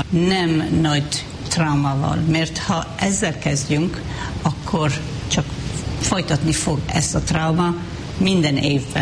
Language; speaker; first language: Hungarian; non-native, fluent; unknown